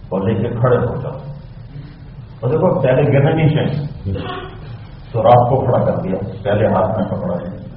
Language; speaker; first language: Urdu; non-native, local second language; Punjabi